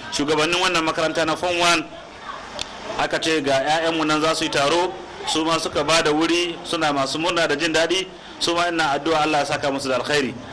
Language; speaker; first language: Hausa; native; Hausa